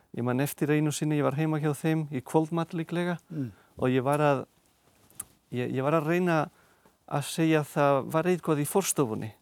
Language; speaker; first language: Icelandic; non-native, fluent; Catalan